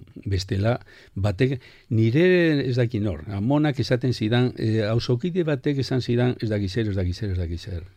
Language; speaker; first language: Basque; non-native, local second language; Spanish